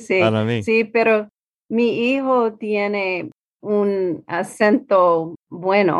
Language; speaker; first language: Spanish; non-native, learner; English